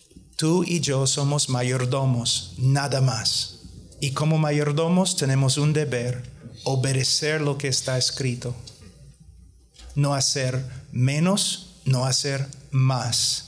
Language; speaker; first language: Spanish; non-native, fluent; English